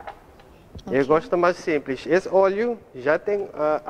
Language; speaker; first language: Portuguese; non-native, learner; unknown